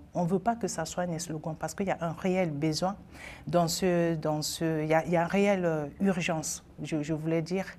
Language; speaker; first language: French; non-native, local second language; Sango